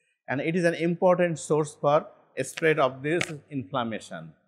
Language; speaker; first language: English; non-native, local second language; Bangla